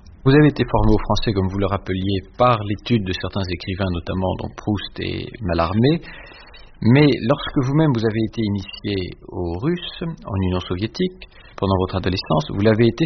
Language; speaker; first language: French; native; French